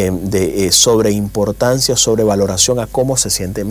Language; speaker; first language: Spanish; native; Spanish